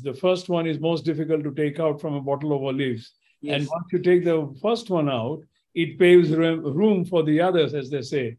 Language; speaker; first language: English; non-native, local second language; Gujarati